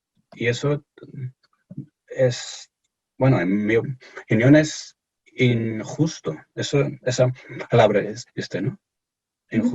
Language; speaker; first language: Spanish; non-native, fluent; English